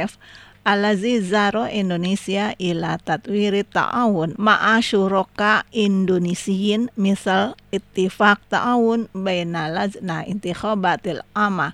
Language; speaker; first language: Arabic; non-native, fluent; Indonesian